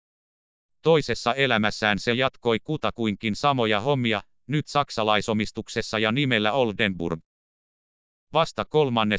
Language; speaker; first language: Finnish; native; Finnish